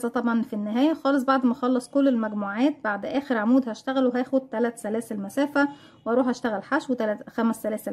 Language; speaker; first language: Arabic; native; Arabic